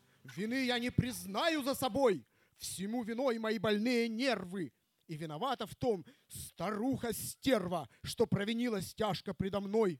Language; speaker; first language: Russian; native; Russian